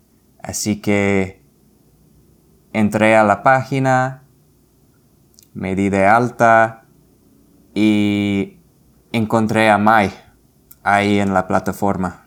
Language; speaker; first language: Spanish; non-native, fluent; English